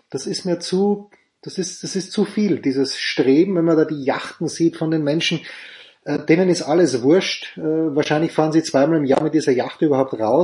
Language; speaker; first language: German; native; German